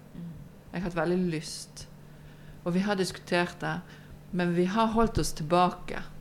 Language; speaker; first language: Norwegian; native; Norwegian